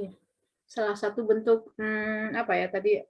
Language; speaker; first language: Indonesian; native; Indonesian